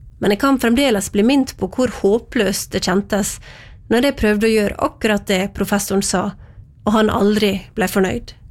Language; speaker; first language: Norwegian; native; Norwegian